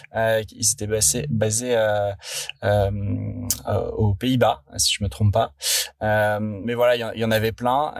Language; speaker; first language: French; native; French